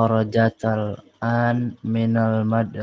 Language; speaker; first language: Arabic; non-native, learner; Indonesian